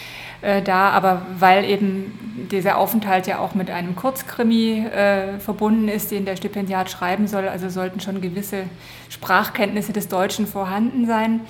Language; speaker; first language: German; native; German